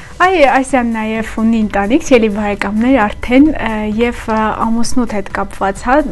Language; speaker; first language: Armenian; native; Armenian